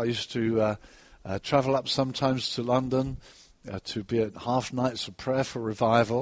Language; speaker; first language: English; native; English